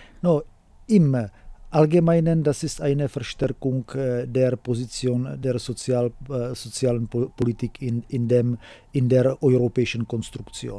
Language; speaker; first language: German; non-native, fluent; Czech